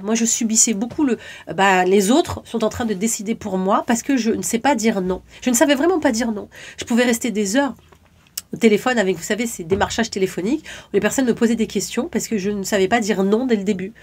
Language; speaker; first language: French; native; French